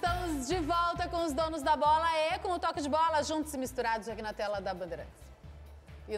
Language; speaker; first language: Portuguese; native; Portuguese